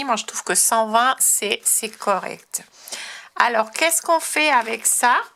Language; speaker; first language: French; non-native, fluent; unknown